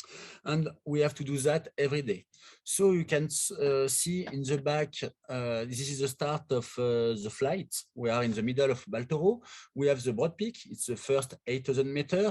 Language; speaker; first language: English; non-native, learner; French